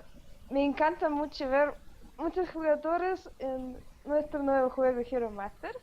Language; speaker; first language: Spanish; non-native, learner; Russian